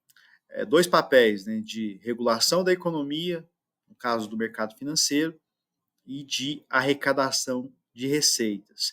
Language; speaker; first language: Portuguese; native; Portuguese